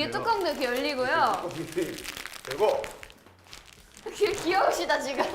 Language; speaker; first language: Korean; native; Korean